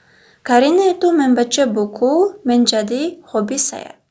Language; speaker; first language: Indonesian; non-native, learner; Uzbek